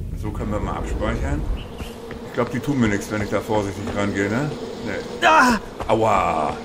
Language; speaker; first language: German; native; German